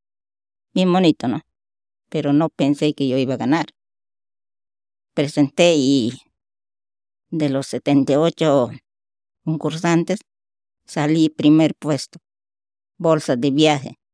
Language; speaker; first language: Spanish; non-native, local second language; Shipibo-Conibo